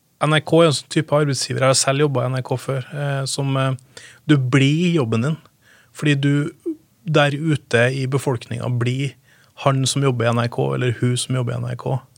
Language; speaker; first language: Norwegian; native; Norwegian